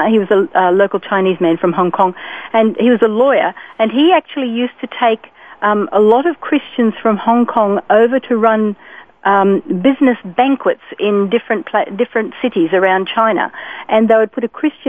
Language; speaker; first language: English; native; English